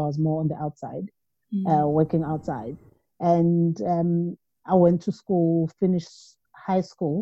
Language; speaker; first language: English; non-native, local second language; Zulu